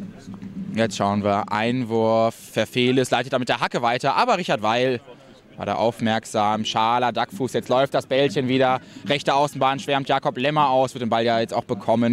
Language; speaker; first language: German; native; German